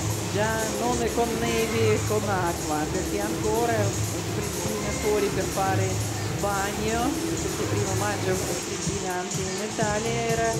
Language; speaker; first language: Italian; non-native, learner; Russian